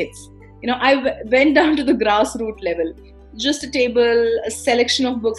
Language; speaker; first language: English; non-native, local second language; Tamil